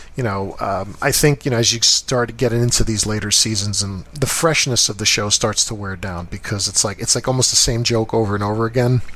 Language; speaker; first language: English; native; English